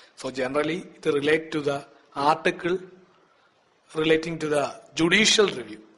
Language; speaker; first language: English; non-native, local second language; Malayalam